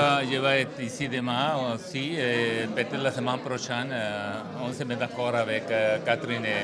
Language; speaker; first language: French; non-native, learner; Spanish